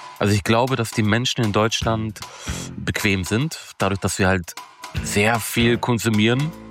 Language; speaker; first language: German; early bilingual, other home language; Turkish